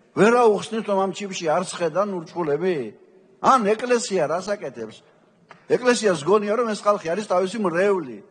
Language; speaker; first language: Georgian; native; Georgian